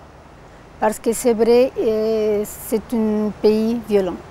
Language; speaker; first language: French; non-native, fluent; Portuguese